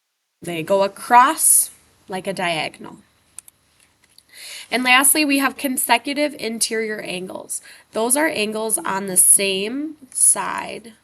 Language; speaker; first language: English; native; English